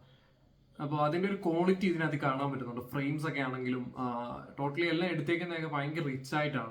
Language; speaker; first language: Malayalam; native; Malayalam